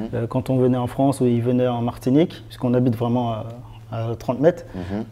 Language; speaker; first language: French; native; French